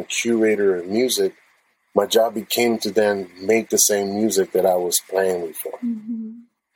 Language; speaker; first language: English; non-native, fluent; Spanish